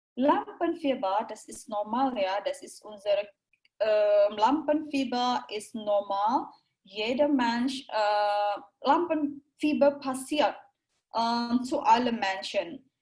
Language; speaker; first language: German; non-native, learner; Indonesian